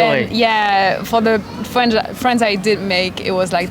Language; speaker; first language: English; non-native, fluent; French